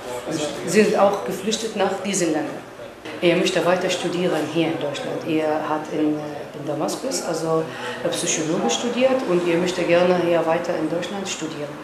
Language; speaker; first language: German; non-native, learner; Arabic